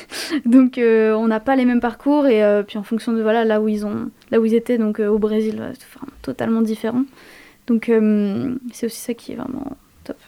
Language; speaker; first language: French; native; French